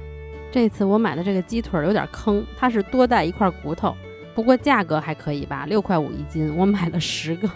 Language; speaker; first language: Chinese; native; Chinese